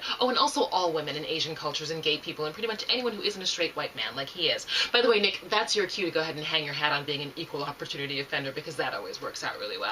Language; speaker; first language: English; native; English